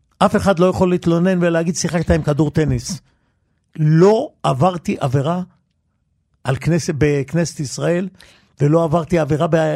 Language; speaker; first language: Hebrew; early bilingual, other home language; Yiddish